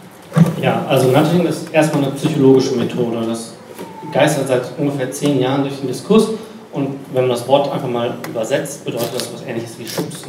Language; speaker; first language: German; native; German